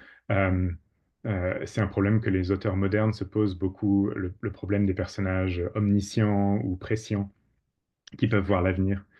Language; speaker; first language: French; native; French